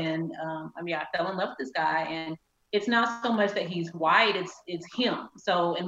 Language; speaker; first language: English; native; English